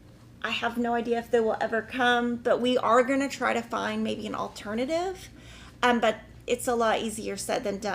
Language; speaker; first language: English; native; English